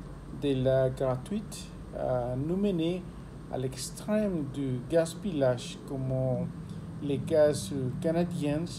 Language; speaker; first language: French; non-native, learner; Spanish